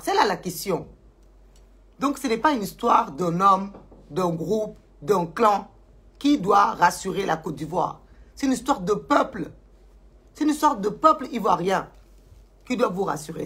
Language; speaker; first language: French; non-native, local second language; Wolof